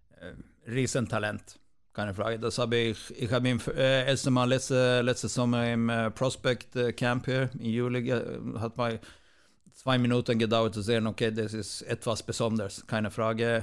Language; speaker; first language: German; non-native, fluent; Swedish